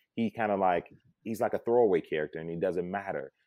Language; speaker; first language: English; native; English